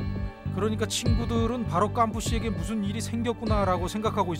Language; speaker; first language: Korean; native; Korean